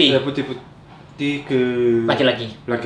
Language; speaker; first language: Indonesian; non-native, learner; Korean